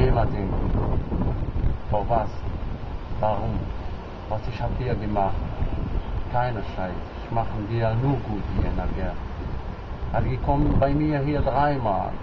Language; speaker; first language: German; non-native, learner; Arabic